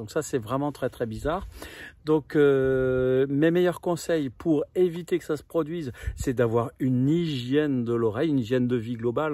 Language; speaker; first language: French; native; French